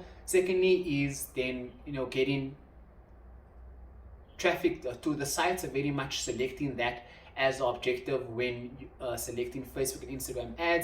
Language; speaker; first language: English; non-native, local second language; Afrikaans